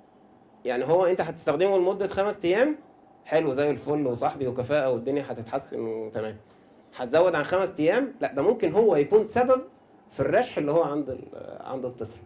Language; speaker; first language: Arabic; native; Arabic